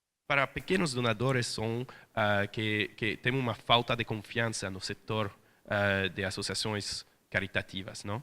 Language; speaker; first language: Portuguese; non-native, fluent; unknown